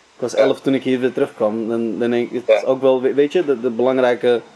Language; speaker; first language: Dutch; early bilingual, other home language; Arabic